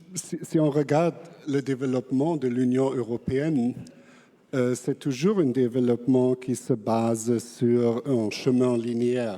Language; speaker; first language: French; non-native, fluent; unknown